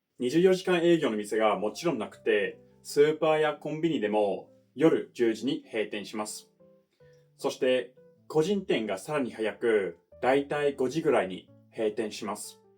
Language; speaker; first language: Japanese; non-native, fluent; English